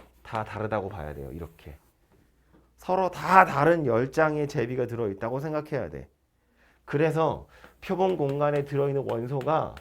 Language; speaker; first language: Korean; native; Korean